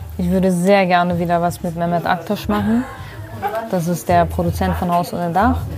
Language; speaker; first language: German; early bilingual, other home language; Kurdish